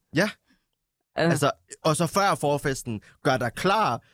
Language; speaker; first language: Danish; early bilingual, other home language; Arabic